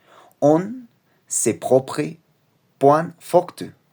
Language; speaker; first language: French; non-native, learner; Spanish